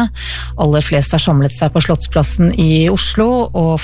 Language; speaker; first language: Norwegian; native; Norwegian